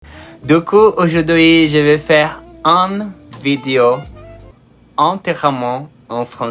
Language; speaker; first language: French; non-native, learner; Portuguese